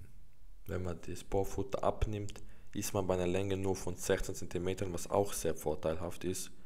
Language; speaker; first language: German; native; German